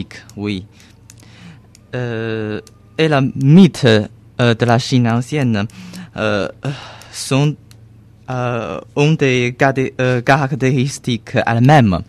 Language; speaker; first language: French; non-native, learner; Chinese